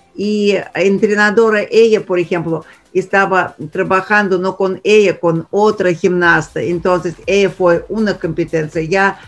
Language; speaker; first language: Spanish; non-native, fluent; Russian